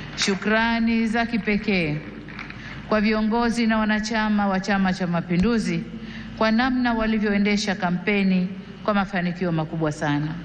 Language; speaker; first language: Swahili; native; Swahili